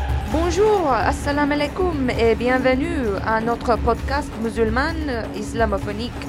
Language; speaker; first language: French; non-native, learner; English